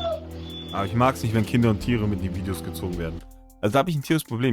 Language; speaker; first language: German; native; German